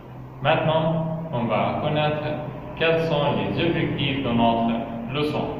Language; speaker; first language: French; non-native, fluent; Arabic